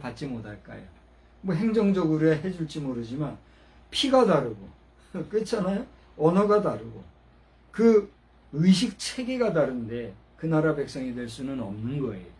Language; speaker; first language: Korean; native; Korean